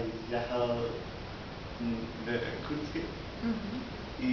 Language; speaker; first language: Russian; non-native, learner; English